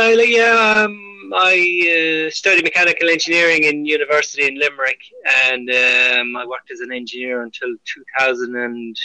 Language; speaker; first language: English; native; English